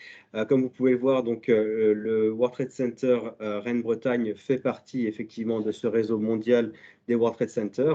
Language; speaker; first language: French; native; French